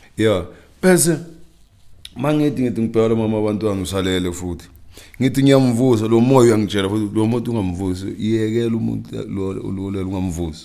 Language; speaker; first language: Zulu; non-native, local second language; Northern Sotho